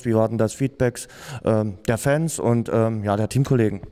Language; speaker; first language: German; native; German